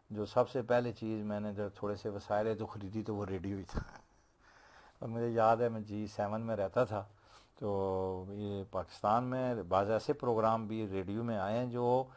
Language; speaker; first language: Urdu; non-native, local second language; Punjabi